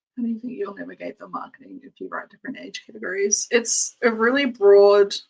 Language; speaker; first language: English; native; English